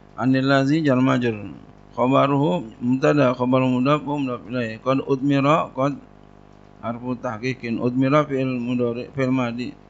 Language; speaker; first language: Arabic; non-native, fluent; Indonesian